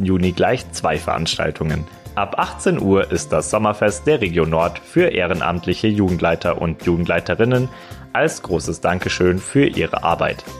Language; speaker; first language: German; native; German